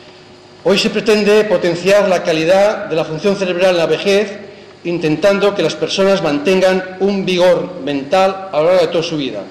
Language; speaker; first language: Spanish; native; Spanish